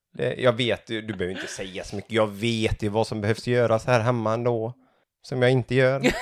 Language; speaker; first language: Swedish; native; Swedish